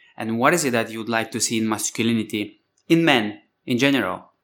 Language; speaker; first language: English; non-native, fluent; Bulgarian